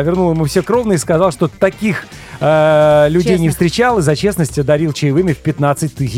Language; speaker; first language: Russian; native; Russian